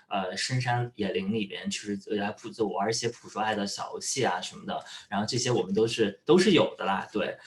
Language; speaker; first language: Chinese; native; Chinese